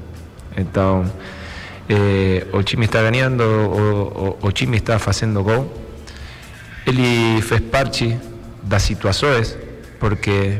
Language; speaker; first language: Portuguese; non-native, learner; Spanish